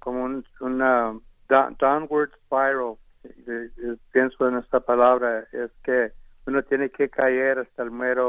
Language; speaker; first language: Spanish; early bilingual, heritage; Spanish